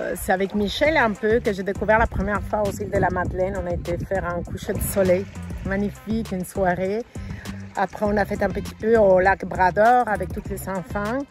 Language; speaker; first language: French; non-native, fluent; Spanish